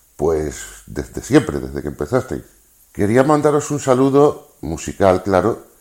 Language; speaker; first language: Spanish; native; Spanish